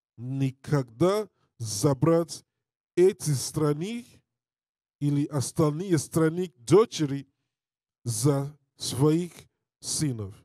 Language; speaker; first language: Russian; non-native, learner; English